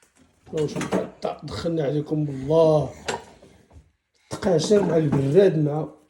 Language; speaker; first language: Arabic; native; Arabic